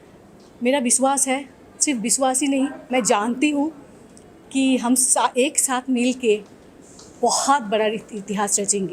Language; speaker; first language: Hindi; non-native, local second language; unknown